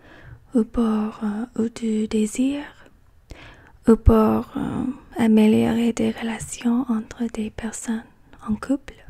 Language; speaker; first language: French; non-native, learner; English